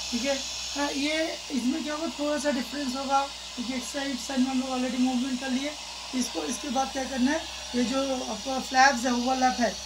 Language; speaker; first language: Hindi; non-native, local second language; Bangla